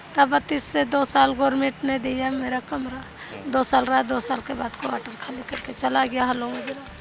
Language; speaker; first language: Hindi; native; Hindi